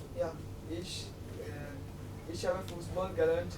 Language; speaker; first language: German; non-native, learner; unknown